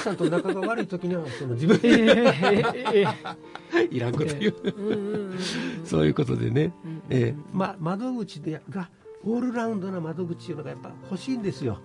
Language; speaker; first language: Japanese; native; Japanese